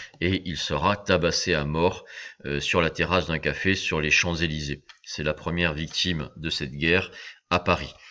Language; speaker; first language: French; native; French